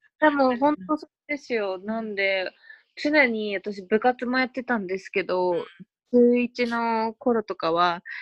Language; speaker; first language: Japanese; early bilingual, other home language; Spanish